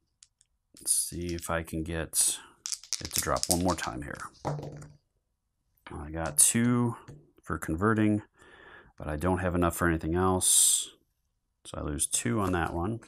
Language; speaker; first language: English; native; English